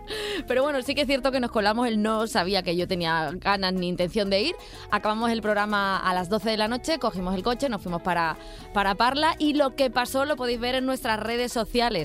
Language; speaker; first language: Spanish; native; Spanish